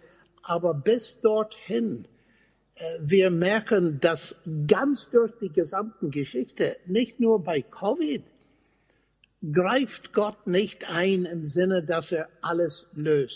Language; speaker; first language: German; non-native, fluent; English